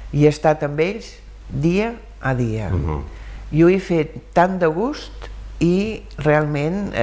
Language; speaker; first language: Catalan; early bilingual, other home language; German